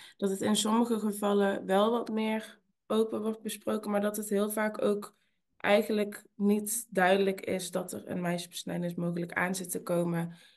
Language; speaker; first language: Dutch; native; Dutch